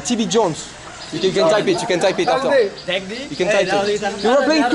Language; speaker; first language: English; non-native, learner; French